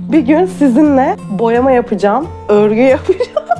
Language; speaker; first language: Turkish; native; Turkish